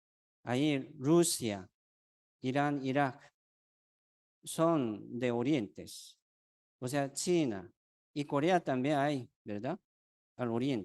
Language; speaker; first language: Spanish; non-native, fluent; Korean